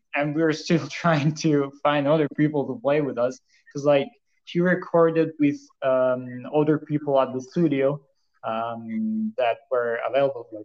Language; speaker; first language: English; non-native, fluent; Italian